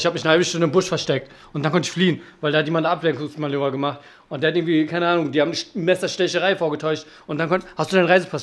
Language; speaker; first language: German; native; German